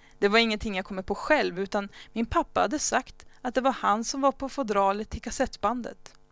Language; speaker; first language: Swedish; early bilingual, other home language; Spanish